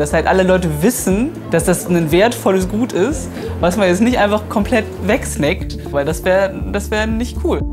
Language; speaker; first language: German; native; German